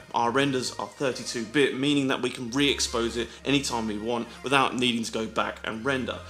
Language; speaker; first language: English; native; English